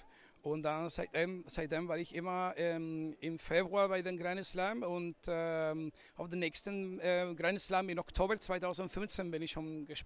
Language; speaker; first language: German; non-native, fluent; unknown